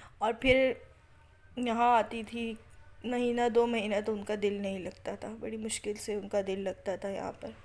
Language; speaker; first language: Urdu; native; Urdu